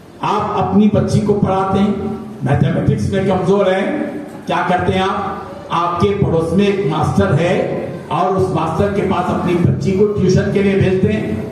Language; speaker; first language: Urdu; native; Urdu